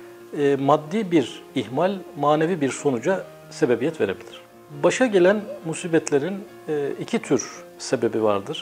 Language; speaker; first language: Turkish; native; Turkish